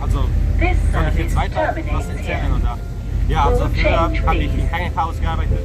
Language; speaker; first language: German; non-native, fluent; Serbian